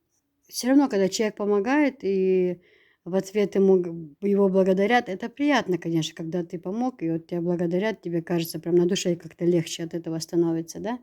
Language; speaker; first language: Russian; native; Russian